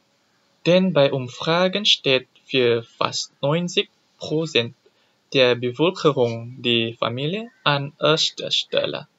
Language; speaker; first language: German; non-native, learner; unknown